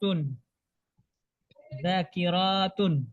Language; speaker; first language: Arabic; non-native, learner; Indonesian